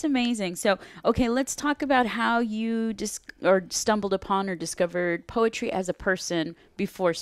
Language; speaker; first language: English; native; English